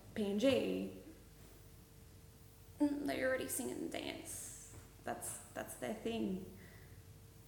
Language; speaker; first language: English; native; English